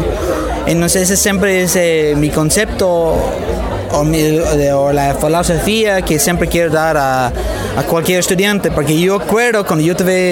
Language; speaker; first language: Spanish; non-native, fluent; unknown